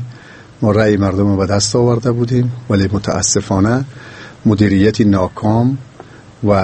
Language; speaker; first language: Persian; native; Persian